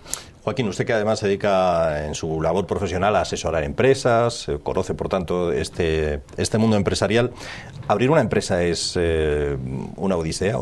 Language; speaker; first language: Spanish; native; Spanish